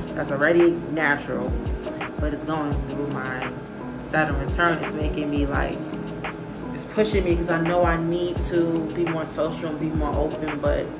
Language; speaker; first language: English; native; English